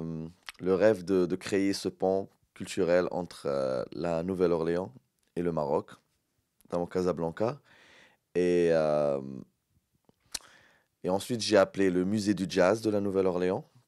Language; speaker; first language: French; non-native, local second language; Arabic